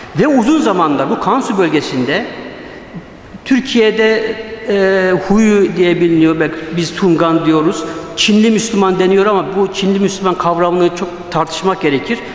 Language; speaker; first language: Turkish; early bilingual, other home language; Uyghur